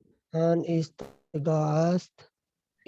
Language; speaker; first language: Persian; non-native, learner; Urdu